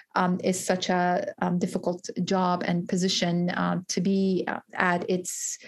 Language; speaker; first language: English; early bilingual, other home language; Kurdish